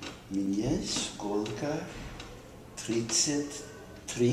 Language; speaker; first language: Russian; non-native, learner; English